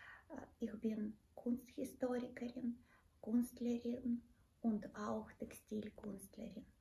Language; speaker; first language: German; non-native, fluent; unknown